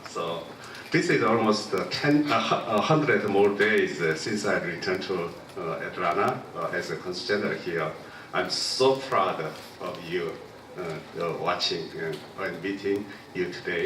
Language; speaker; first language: English; non-native, local second language; Korean